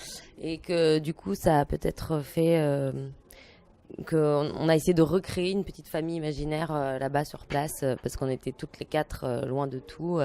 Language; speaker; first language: French; native; French